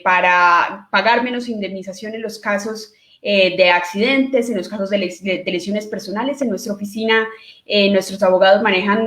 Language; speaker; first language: Spanish; native; Spanish